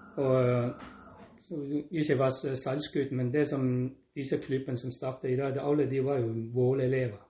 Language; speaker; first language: Norwegian; non-native, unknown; Cantonese